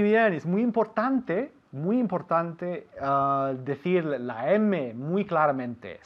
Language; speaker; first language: Spanish; non-native, fluent; English